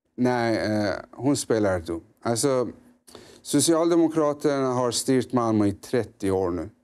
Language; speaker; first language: Swedish; early bilingual, other home language; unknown